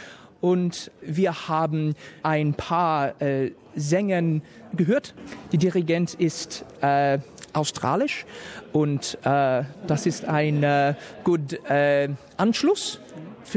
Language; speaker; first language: German; non-native, learner; English